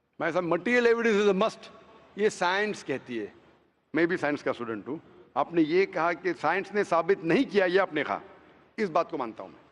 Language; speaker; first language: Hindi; non-native, local second language; Konkani